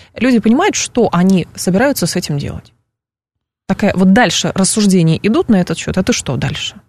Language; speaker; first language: Russian; native; Russian